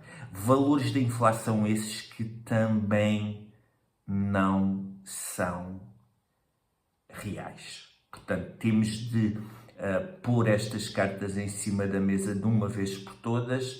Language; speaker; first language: Portuguese; native; Portuguese